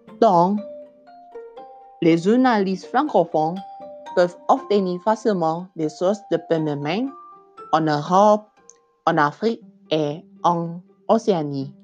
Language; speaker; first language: French; non-native, learner; Indonesian